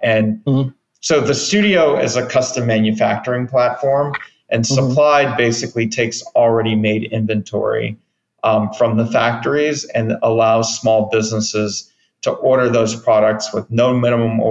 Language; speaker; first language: English; native; English